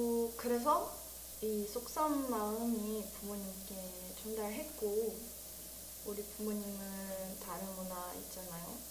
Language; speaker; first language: Korean; early bilingual, heritage; Korean